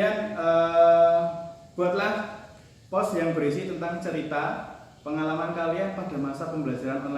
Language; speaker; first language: Indonesian; native; Indonesian